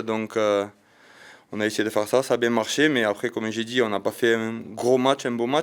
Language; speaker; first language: French; native; French